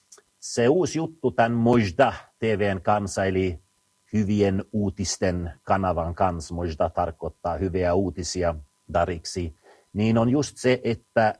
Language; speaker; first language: Finnish; early bilingual, heritage; Finnish